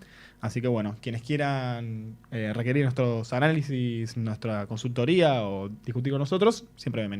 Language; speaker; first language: Spanish; native; Spanish